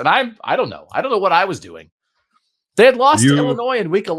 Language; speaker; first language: English; native; English